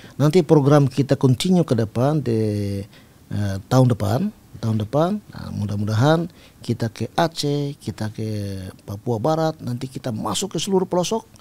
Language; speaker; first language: Indonesian; non-native, local second language; Tetum